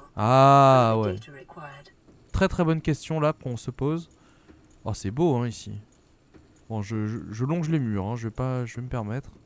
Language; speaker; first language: French; native; French